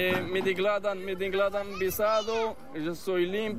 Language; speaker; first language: Spanish; non-native, learner; Arabic